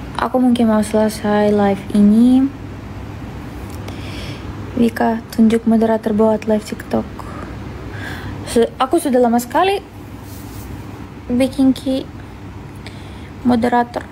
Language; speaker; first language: Indonesian; non-native, fluent; Russian